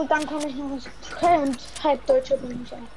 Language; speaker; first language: German; early bilingual, other home language; Macedonian